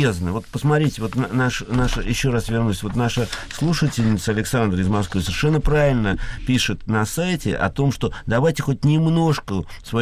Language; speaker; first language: Russian; native; Russian